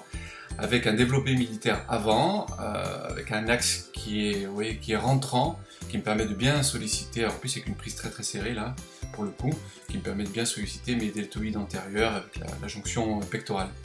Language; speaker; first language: French; native; French